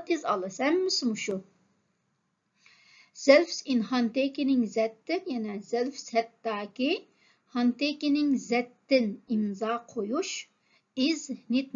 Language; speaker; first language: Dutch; non-native, fluent; Uyghur